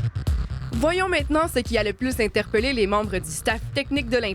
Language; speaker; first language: French; native; French